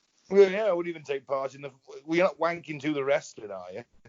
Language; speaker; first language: English; native; English